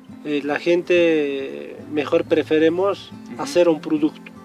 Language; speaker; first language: Spanish; non-native, local second language; Quechua